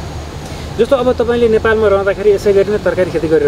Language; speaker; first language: Nepali; native; Nepali